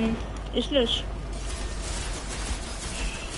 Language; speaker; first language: German; non-native, learner; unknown